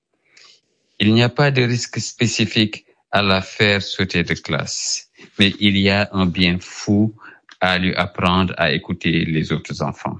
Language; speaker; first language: French; non-native, local second language; Wolof